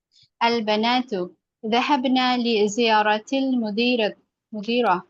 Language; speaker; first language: Arabic; non-native, learner; Bangla